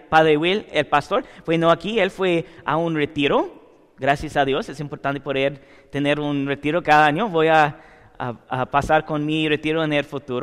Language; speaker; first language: Spanish; non-native, learner; English